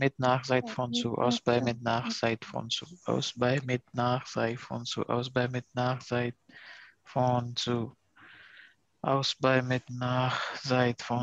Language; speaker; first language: German; non-native, learner; Urdu